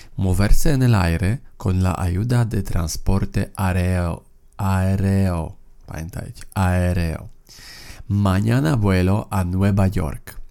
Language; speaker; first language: Spanish; non-native, fluent; Polish